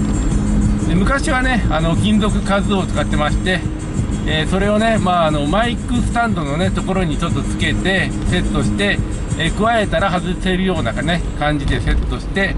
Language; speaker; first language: Japanese; native; Japanese